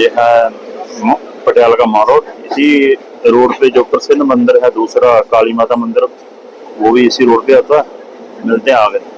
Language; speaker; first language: Hindi; non-native, local second language; Punjabi